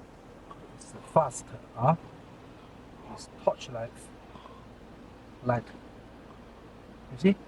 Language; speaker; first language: English; non-native, learner; Chinese